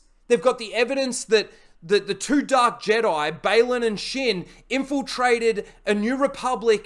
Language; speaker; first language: English; native; English